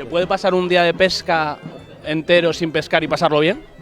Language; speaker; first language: Spanish; native; Spanish